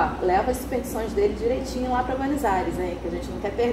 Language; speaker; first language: Portuguese; native; Portuguese